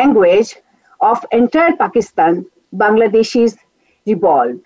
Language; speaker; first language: English; non-native, local second language; Bangla